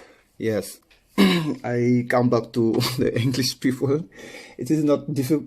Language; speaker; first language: English; non-native, learner; Wolof